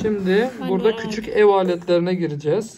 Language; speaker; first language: Turkish; native; Turkish